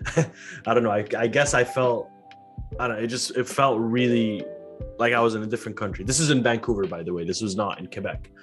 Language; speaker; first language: English; early bilingual, other home language; Arabic